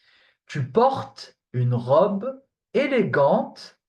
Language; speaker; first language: French; non-native, fluent; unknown